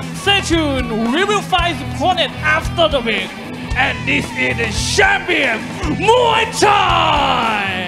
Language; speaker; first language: English; non-native, fluent; Thai